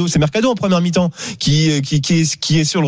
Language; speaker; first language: French; native; French